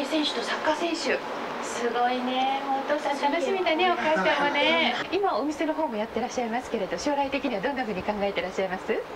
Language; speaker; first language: Japanese; native; Japanese